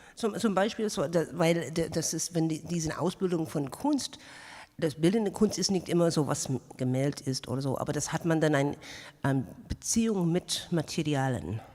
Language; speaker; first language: German; non-native, learner; English